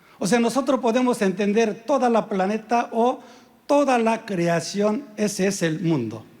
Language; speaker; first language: Spanish; non-native, fluent; Korean